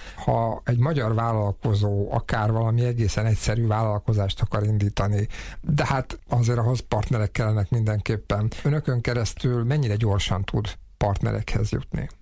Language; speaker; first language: Hungarian; native; Hungarian